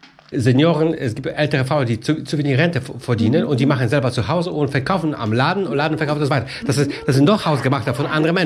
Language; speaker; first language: German; non-native, fluent; Polish